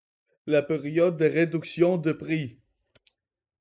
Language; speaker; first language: French; non-native, learner; Russian